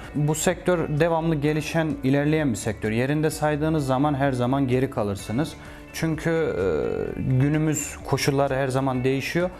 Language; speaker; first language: Turkish; native; Turkish